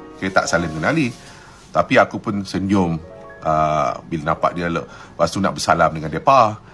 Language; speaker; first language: Malay; native; Malay